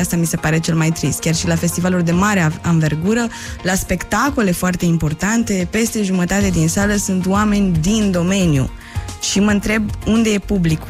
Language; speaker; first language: Romanian; native; Romanian